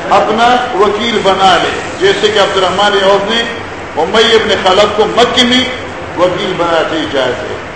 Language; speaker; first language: Urdu; non-native, local second language; Northern Hindko